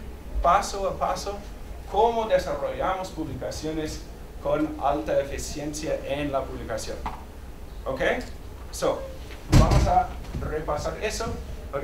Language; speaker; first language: Spanish; non-native, fluent; English